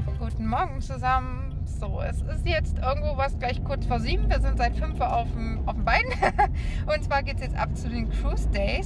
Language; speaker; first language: German; native; German